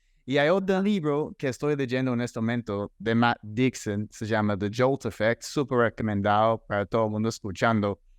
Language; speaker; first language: Spanish; non-native, fluent; English